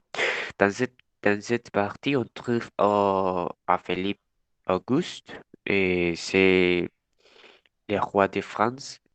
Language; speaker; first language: French; non-native, learner; Spanish